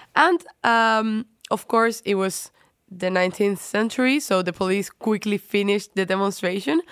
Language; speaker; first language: English; non-native, fluent; Spanish